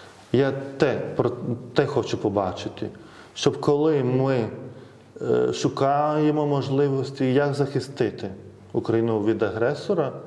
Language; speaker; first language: Ukrainian; non-native, fluent; Lithuanian